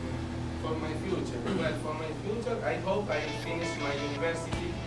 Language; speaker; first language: English; non-native, learner; Spanish